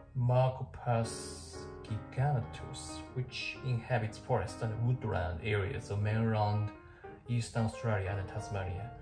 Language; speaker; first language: English; non-native, fluent; Japanese